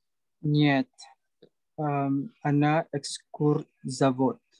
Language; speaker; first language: Russian; non-native, learner; Indonesian